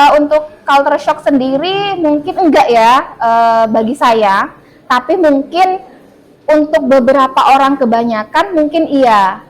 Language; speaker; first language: Indonesian; non-native, local second language; Madurese